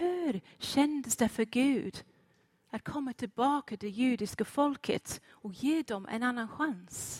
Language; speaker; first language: Swedish; non-native, fluent; English